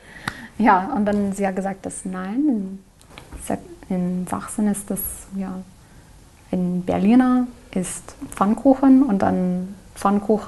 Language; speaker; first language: German; non-native, learner; English